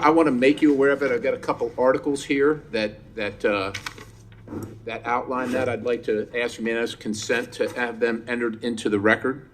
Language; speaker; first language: English; native; English